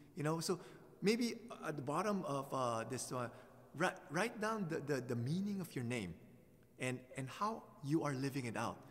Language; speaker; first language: English; non-native, local second language; Filipino